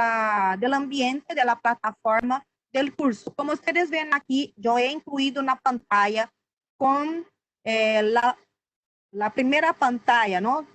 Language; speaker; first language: Spanish; non-native, fluent; Portuguese